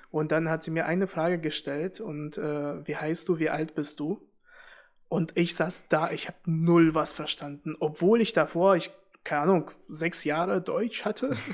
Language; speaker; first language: German; early bilingual, other home language; Russian